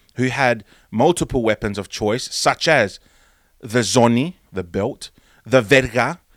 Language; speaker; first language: English; early bilingual, other home language; Greek